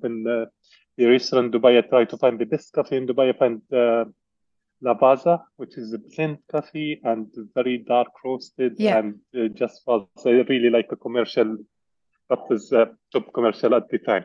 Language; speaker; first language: English; non-native, learner; Arabic